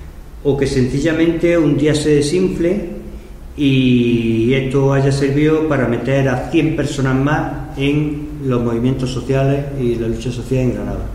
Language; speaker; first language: Spanish; native; Spanish